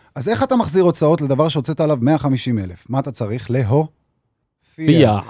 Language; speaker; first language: Hebrew; early bilingual, other home language; Arabic